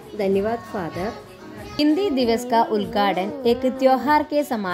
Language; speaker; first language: Hindi; non-native, local second language; Malayalam